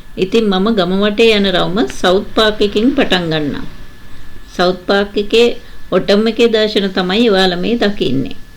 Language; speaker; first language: Sinhala; native; Sinhala